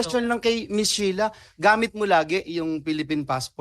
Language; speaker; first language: Filipino; native; Filipino